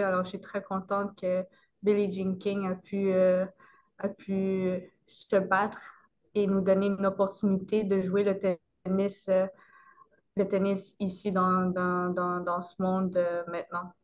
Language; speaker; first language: French; non-native, local second language; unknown